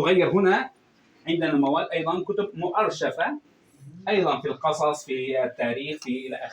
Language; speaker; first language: Arabic; native; Arabic